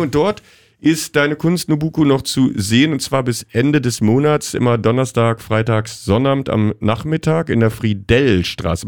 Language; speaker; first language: German; native; German